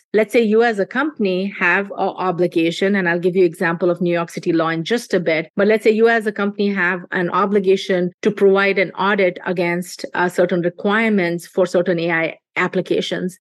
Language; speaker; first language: English; non-native, local second language; Hindi